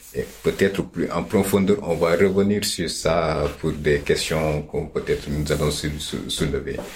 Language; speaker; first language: French; non-native, local second language; Wolof